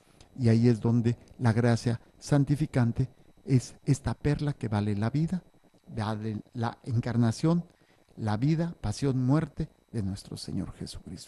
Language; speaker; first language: Spanish; native; Spanish